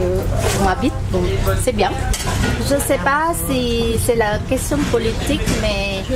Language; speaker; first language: French; non-native, learner; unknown